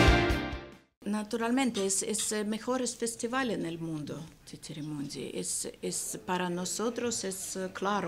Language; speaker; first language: Spanish; non-native, learner; Russian